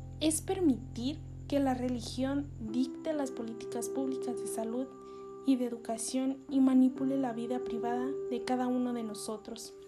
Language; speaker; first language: Spanish; native; Spanish